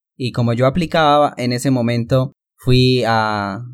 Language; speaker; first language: Spanish; native; Spanish